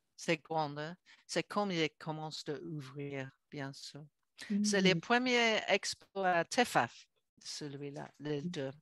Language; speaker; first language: French; non-native, learner; English